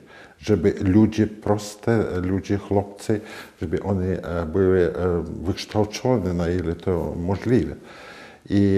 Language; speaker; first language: Polish; non-native, fluent; Latvian